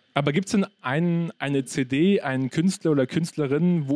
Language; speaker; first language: German; native; German